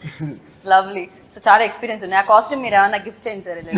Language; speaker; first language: Telugu; native; Telugu